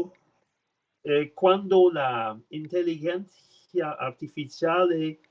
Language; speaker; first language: Spanish; non-native, learner; French